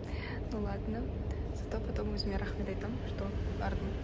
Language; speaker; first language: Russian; non-native, local second language; Kazakh